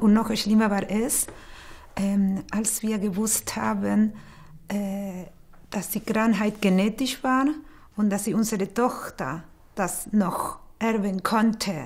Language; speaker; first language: German; non-native, fluent; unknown